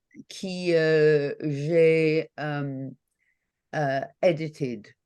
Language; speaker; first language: French; non-native, learner; English